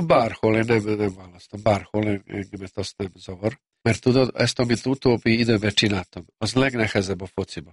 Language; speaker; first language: Hungarian; non-native, local second language; Serbian